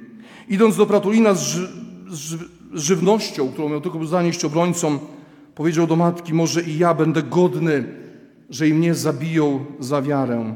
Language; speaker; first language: Polish; native; Polish